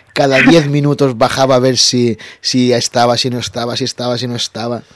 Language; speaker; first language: Spanish; non-native, local second language; Catalan